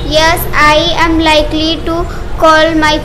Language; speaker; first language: English; non-native, learner; Hindi